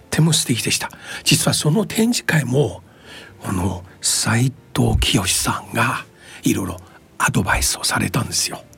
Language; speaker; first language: Japanese; non-native, fluent; Chinese